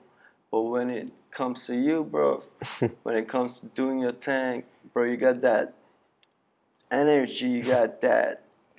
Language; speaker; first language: English; early bilingual, other home language; Persian